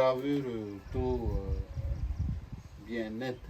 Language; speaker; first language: French; non-native, local second language; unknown